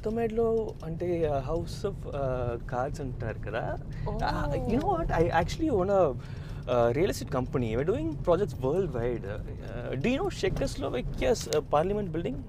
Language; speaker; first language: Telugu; non-native, learner; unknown